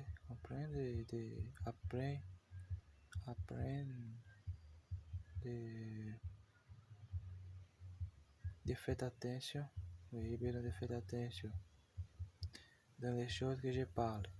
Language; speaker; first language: French; non-native, learner; Portuguese